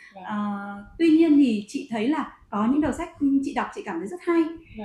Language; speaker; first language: Vietnamese; native; Vietnamese